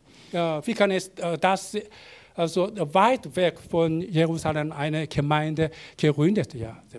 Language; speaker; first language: German; non-native, learner; Korean